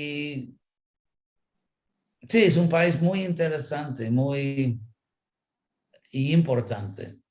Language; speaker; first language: Spanish; non-native, fluent; English